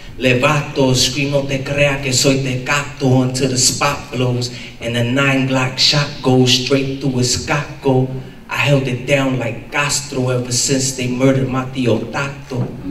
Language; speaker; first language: English; early bilingual, other home language; Spanish